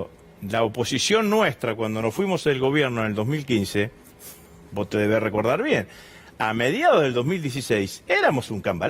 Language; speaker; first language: Spanish; native; Spanish